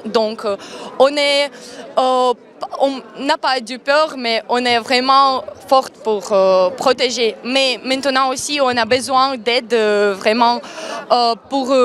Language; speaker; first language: French; non-native, learner; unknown